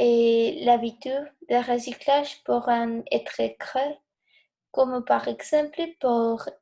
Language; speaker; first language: French; non-native, learner; Spanish